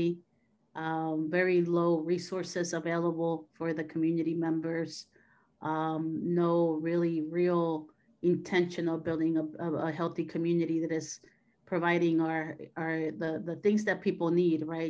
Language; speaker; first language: English; native; English